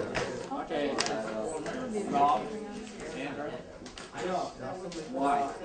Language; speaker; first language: English; native; English